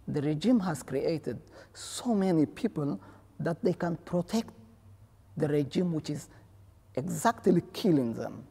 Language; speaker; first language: English; non-native, fluent; Tigrinya